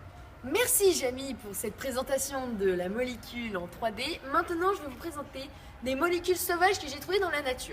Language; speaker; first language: French; native; French